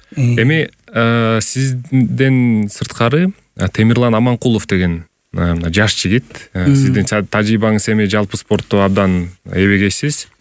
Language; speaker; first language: Kyrgyz; native; Kyrgyz